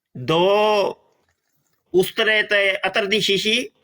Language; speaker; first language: Urdu; non-native, local second language; Punjabi